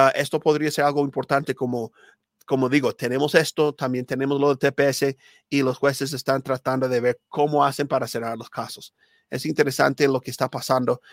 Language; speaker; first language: Spanish; non-native, fluent; English